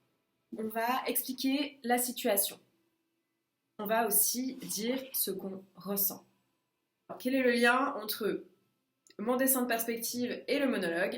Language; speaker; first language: French; native; French